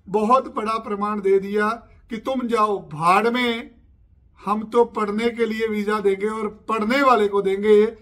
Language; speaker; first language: Hindi; non-native, local second language; Punjabi